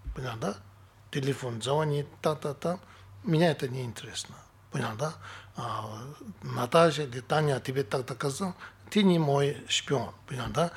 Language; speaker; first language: Russian; non-native, learner; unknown